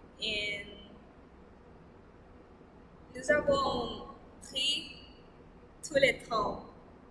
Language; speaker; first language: French; non-native, learner; Spanish